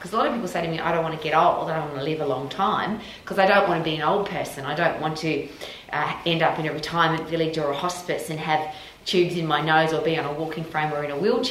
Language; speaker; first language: English; native; English